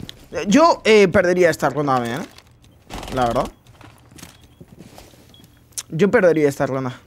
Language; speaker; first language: Spanish; native; Spanish